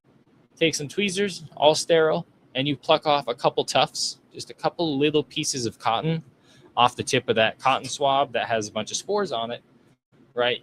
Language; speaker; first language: English; native; English